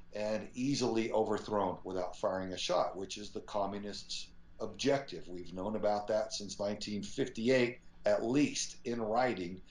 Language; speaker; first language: English; native; English